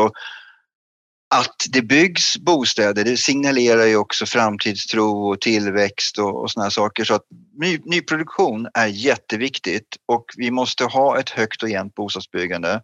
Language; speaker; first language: Swedish; native; Swedish